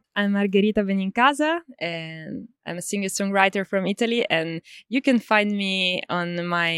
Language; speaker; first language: English; non-native, fluent; Italian